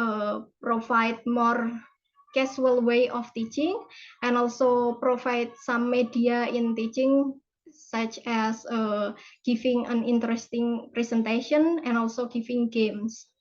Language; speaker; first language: English; non-native, fluent; Indonesian